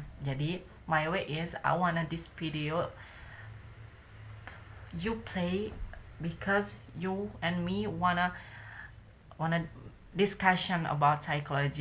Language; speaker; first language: English; non-native, learner; Indonesian